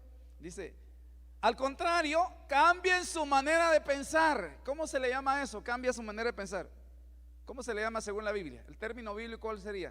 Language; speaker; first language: Spanish; native; Spanish